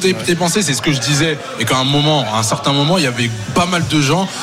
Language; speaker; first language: French; native; French